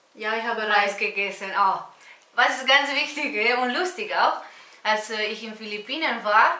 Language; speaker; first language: German; non-native, fluent; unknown